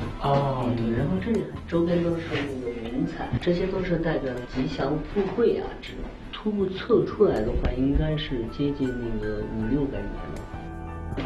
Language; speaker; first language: Chinese; native; Chinese